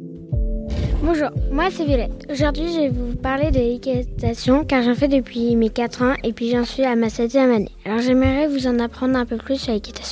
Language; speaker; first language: French; native; French